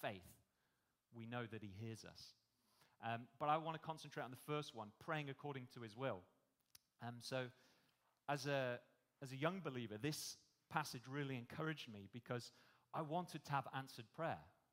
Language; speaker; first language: English; native; English